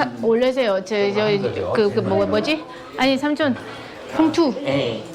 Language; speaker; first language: Korean; non-native, learner; Vietnamese